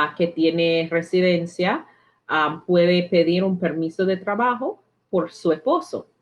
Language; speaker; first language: Spanish; non-native, learner; English